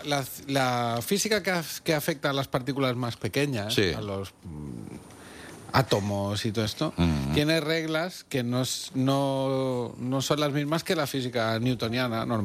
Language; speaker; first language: Spanish; native; Spanish